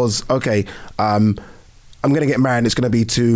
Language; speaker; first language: English; native; English